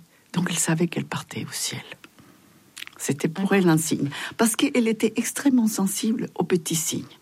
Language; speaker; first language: French; non-native, fluent; Spanish